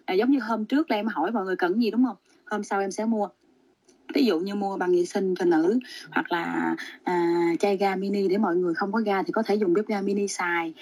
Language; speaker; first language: Vietnamese; native; Vietnamese